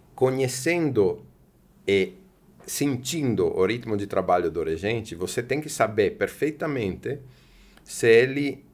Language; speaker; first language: Portuguese; non-native, fluent; Italian